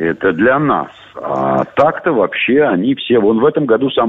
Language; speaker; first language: Russian; native; Russian